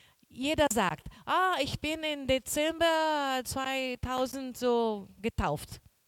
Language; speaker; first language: German; non-native, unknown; Portuguese